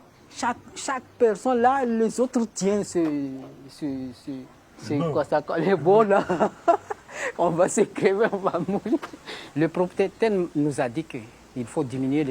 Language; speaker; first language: French; non-native, learner; Comorian